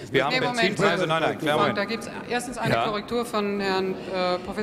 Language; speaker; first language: German; native; German